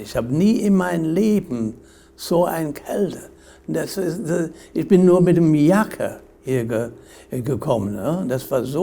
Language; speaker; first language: German; non-native, fluent; English